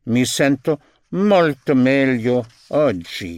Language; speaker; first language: Italian; non-native, fluent; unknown